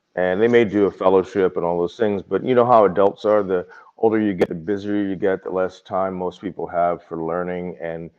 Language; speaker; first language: English; native; English